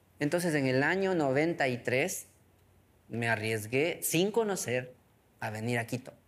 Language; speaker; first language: Spanish; non-native, local second language; Quechua